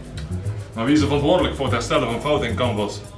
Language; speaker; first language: Dutch; native; Dutch